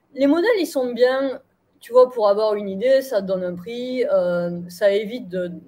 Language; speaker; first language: French; native; French